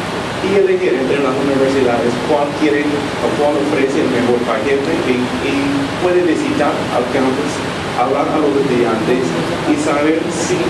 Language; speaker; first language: Spanish; non-native, fluent; English